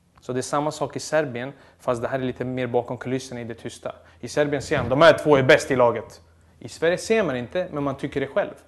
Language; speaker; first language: Swedish; early bilingual, other home language; Serbian